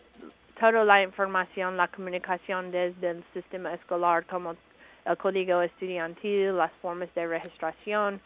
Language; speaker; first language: Spanish; non-native, learner; English